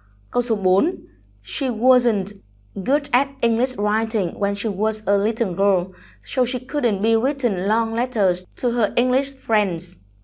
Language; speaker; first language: English; non-native, fluent; Vietnamese